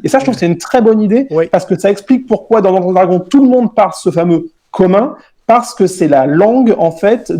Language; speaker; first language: French; native; French